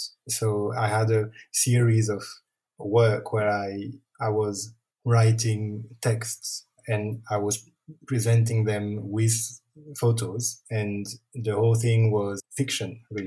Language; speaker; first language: English; non-native, fluent; French